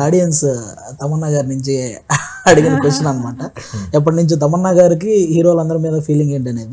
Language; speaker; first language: Telugu; native; Telugu